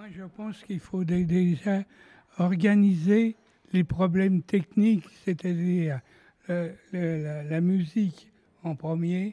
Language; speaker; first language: French; native; French